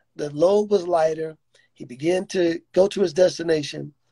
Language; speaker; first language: English; native; English